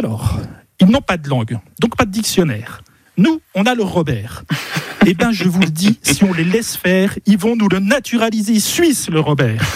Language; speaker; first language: French; native; French